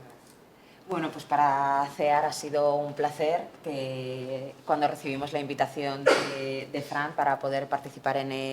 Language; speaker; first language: Spanish; native; Spanish